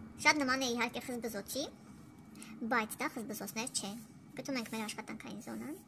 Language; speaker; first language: Armenian; early bilingual, heritage; Armenian